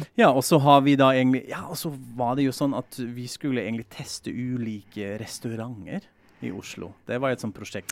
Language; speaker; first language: Norwegian; non-native, fluent; German